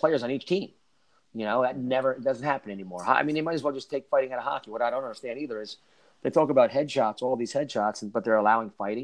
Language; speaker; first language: English; native; English